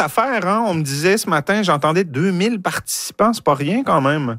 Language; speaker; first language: French; native; French